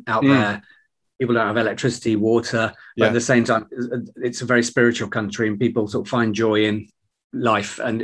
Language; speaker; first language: English; native; English